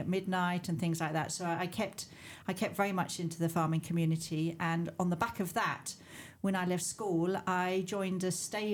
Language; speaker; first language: English; native; English